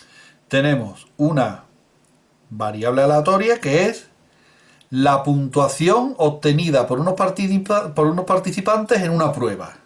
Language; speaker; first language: Spanish; native; Spanish